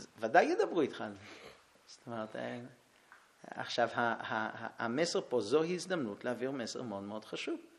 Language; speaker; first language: Hebrew; early bilingual, heritage; Hebrew